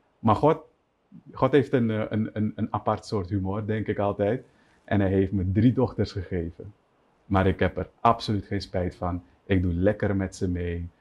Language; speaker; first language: Dutch; native; Dutch